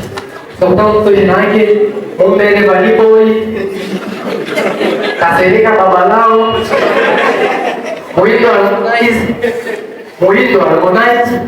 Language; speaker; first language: French; non-native, local second language; Swahili